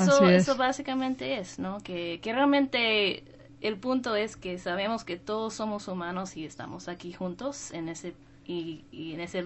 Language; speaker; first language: Spanish; non-native, fluent; English